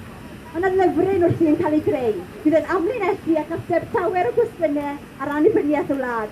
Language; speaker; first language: Welsh; native; Welsh